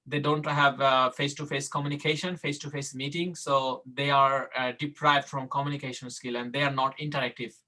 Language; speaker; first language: English; non-native, local second language; Bangla